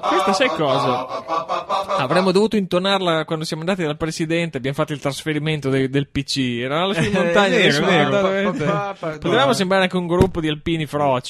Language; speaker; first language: Italian; native; Italian